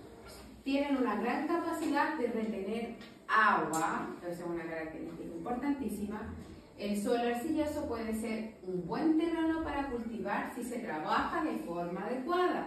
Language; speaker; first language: Spanish; native; Spanish